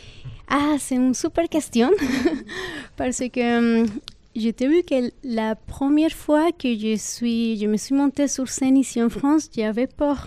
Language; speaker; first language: French; non-native, fluent; Spanish